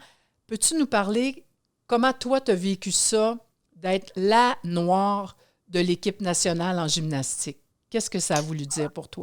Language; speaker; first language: French; native; French